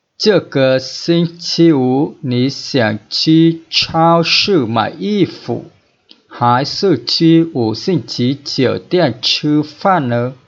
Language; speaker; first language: Chinese; non-native, fluent; Vietnamese